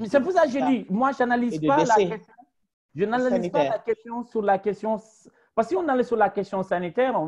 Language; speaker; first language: French; non-native, local second language; Wolof